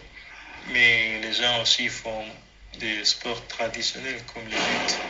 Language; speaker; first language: French; non-native, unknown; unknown